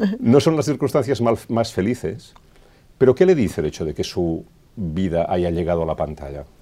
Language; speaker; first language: Spanish; non-native, local second language; Catalan